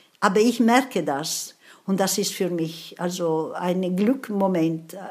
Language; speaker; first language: German; non-native, fluent; Italian